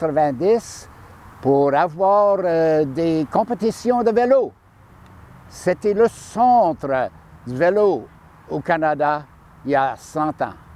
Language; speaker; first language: French; non-native, fluent; English